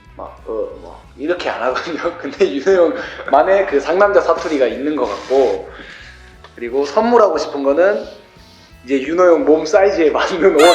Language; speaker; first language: Korean; native; Korean